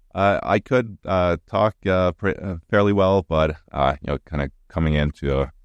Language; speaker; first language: English; non-native, fluent; Norwegian